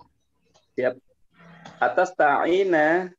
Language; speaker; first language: Arabic; non-native, learner; Indonesian